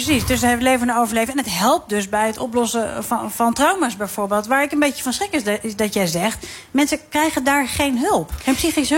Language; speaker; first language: Dutch; native; Dutch